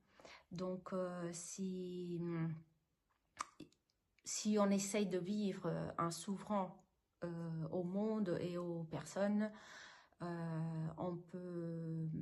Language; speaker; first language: French; non-native, fluent; Italian